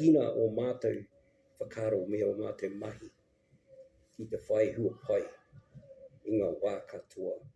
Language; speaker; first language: Māori; non-native, local second language; English